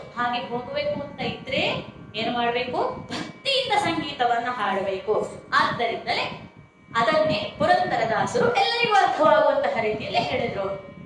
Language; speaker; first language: Kannada; native; Kannada